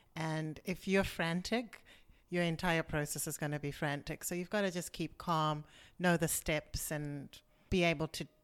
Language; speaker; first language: English; non-native, local second language; Shona